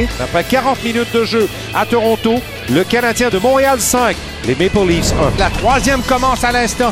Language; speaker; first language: French; native; French